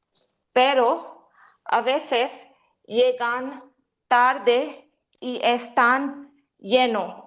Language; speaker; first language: Spanish; non-native, learner; Urdu